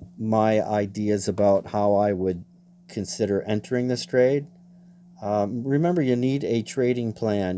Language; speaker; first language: English; native; English